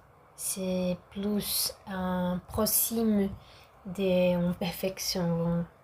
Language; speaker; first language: French; non-native, learner; Portuguese